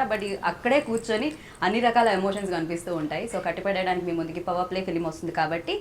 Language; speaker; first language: Telugu; native; Telugu